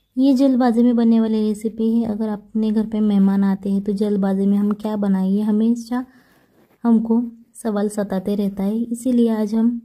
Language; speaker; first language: Hindi; non-native, local second language; Marathi